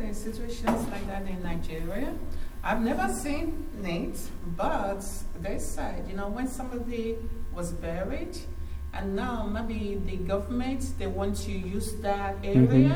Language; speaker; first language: English; non-native, local second language; Yoruba